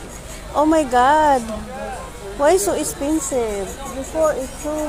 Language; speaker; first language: English; non-native, learner; Filipino